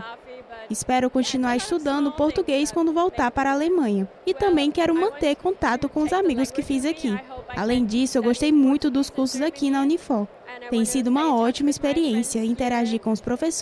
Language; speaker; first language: Portuguese; non-native, fluent; German